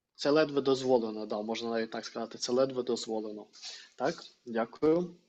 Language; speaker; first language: Ukrainian; non-native, local second language; Russian